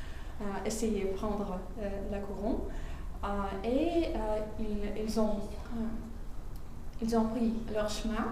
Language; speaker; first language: French; non-native, fluent; Russian